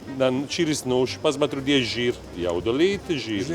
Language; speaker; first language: Russian; non-native, learner; Italian